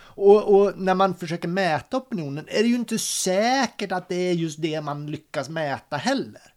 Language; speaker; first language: Swedish; native; Swedish